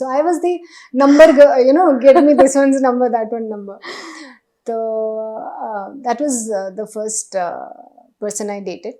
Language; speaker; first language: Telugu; non-native, learner; Hindi